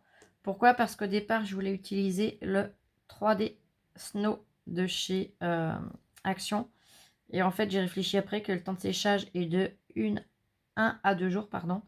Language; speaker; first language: French; native; French